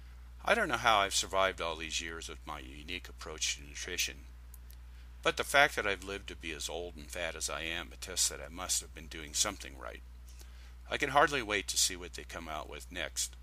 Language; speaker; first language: English; native; English